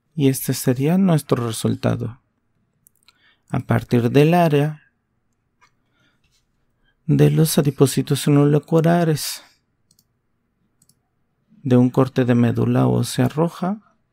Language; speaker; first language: Spanish; native; Spanish